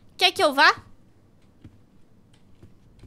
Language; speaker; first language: Portuguese; native; Portuguese